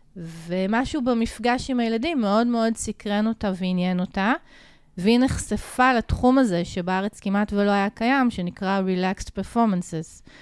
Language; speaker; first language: Hebrew; native; Hebrew